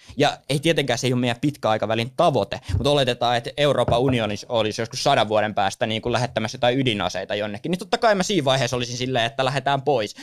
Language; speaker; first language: Finnish; native; Finnish